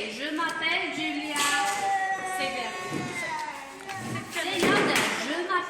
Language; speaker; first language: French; non-native, learner; English